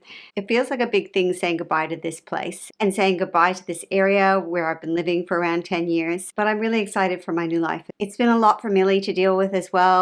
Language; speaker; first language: English; native; English